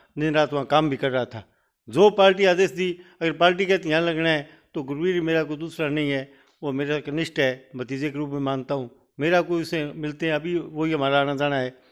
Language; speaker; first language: Hindi; native; Hindi